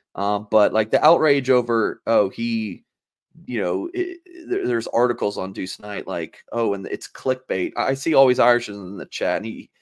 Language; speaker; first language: English; native; English